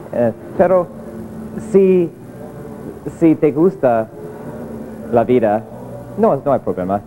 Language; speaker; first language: Spanish; non-native, learner; English